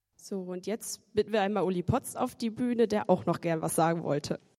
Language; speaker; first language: German; native; German